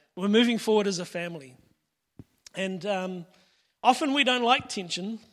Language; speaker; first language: English; native; English